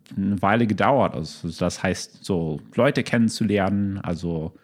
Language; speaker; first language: German; non-native, fluent; English